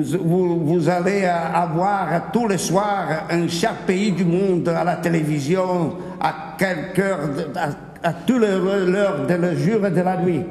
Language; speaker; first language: French; non-native, fluent; Italian